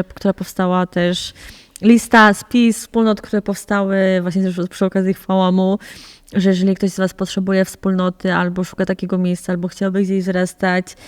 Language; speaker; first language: Polish; native; Polish